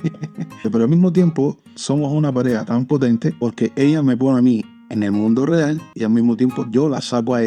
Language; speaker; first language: Spanish; native; Spanish